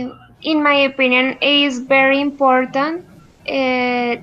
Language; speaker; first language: English; non-native, learner; Spanish